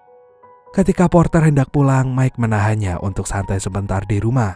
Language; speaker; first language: Indonesian; native; Indonesian